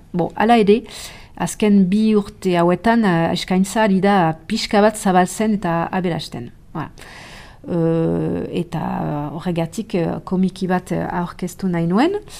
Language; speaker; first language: Basque; native; Basque